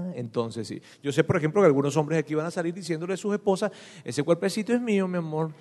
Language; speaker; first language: Spanish; native; Spanish